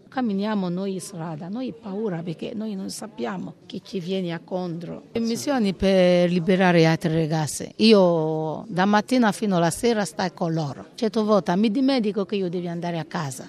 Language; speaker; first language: Italian; non-native, learner; English